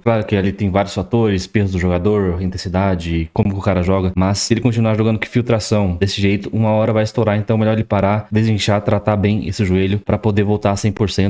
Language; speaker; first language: Portuguese; native; Portuguese